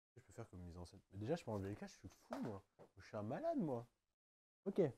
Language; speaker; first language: French; native; French